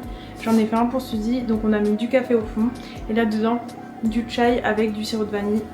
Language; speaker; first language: French; native; French